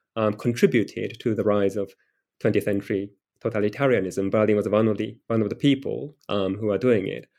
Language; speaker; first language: English; non-native, fluent; Japanese